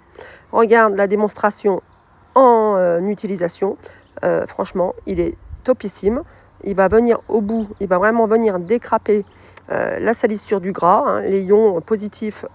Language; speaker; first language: French; native; French